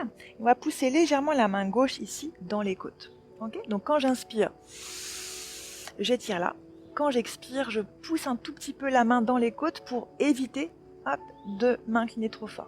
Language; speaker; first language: French; native; French